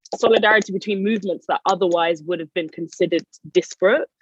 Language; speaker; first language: English; native; English